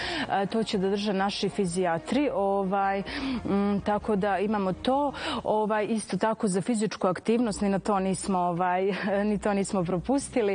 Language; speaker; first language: Serbian; native; Serbian